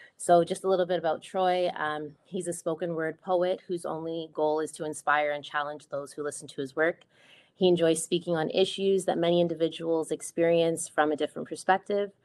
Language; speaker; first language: English; native; English